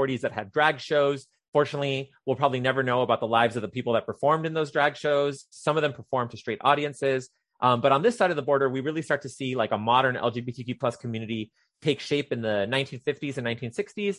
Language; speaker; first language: English; native; English